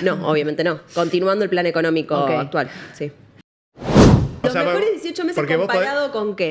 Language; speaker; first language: Spanish; native; Spanish